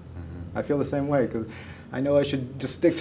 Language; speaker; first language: English; native; English